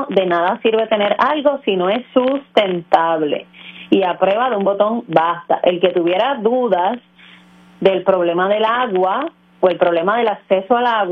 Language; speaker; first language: Spanish; native; Spanish